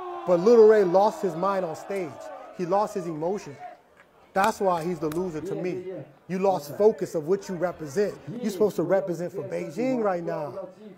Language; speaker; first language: English; native; English